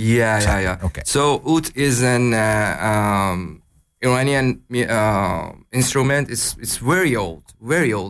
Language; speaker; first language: English; non-native, learner; Persian